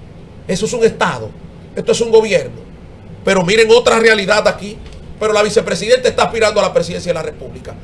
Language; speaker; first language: Spanish; native; Spanish